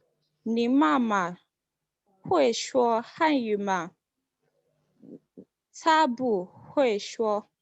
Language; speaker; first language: Chinese; non-native, learner; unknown